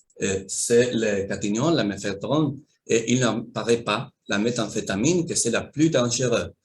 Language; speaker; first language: French; non-native, learner; Spanish